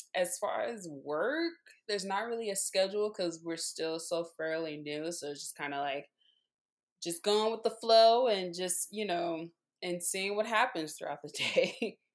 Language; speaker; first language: English; native; English